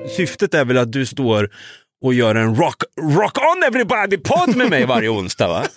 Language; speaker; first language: Swedish; native; Swedish